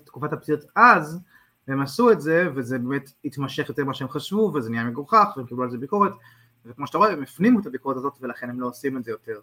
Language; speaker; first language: Hebrew; native; Hebrew